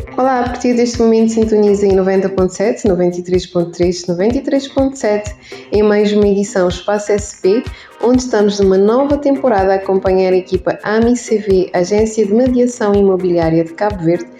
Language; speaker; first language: Portuguese; non-native, local second language; Kabuverdianu